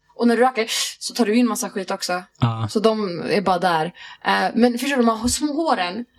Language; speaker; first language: Swedish; native; Swedish